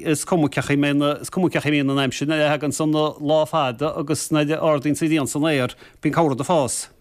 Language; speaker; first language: Irish; native; Irish